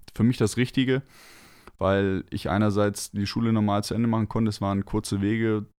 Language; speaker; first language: German; native; German